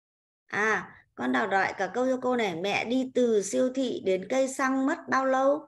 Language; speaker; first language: Vietnamese; native; Vietnamese